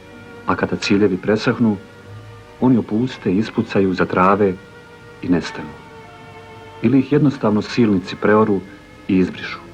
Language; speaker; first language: Bosnian; native; Bosnian